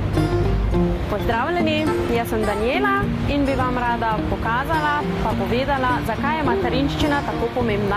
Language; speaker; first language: Slovenian; early bilingual, heritage; Slovenian